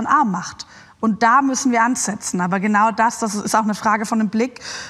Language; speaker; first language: German; native; German